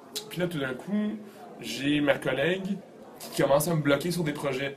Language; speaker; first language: French; native; French